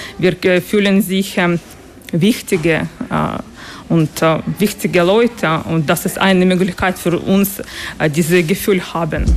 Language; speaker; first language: German; non-native, learner; Russian